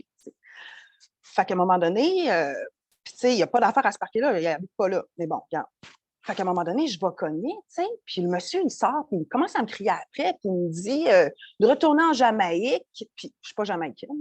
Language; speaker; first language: French; native; French